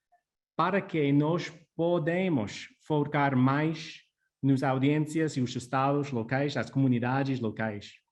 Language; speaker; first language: Portuguese; non-native, fluent; English